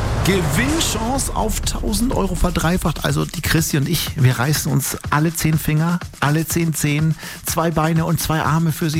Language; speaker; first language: German; native; German